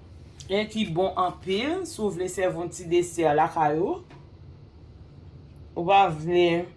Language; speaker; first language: French; non-native, local second language; Haitian Creole